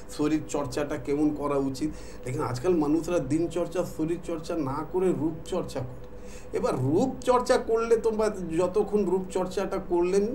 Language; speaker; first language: Bangla; non-native, local second language; Hindi